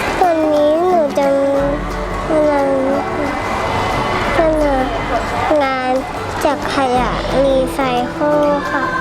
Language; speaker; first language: Thai; native; Thai